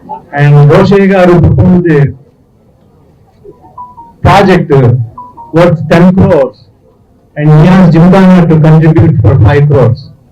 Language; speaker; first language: English; non-native, local second language; Telugu